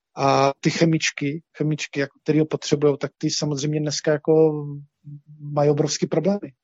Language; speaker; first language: Czech; native; Czech